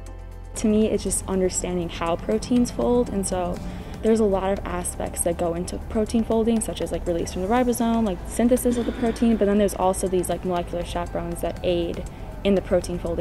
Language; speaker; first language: English; native; English